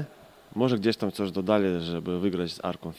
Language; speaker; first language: Polish; non-native, fluent; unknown